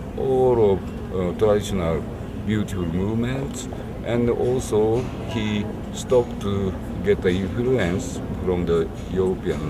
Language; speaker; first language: English; non-native, learner; Japanese